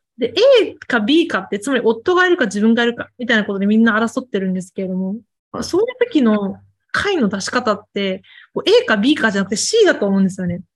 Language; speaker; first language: Japanese; early bilingual, other home language; Chinese